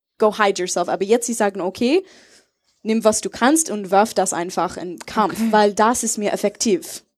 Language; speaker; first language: German; non-native, learner; English